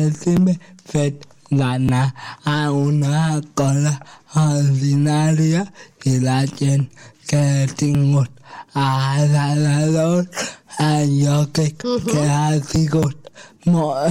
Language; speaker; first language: Catalan; non-native, local second language; Spanish